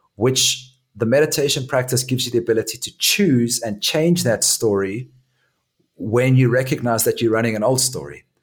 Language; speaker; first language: English; native; English